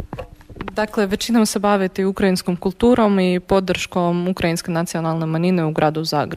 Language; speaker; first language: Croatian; non-native, fluent; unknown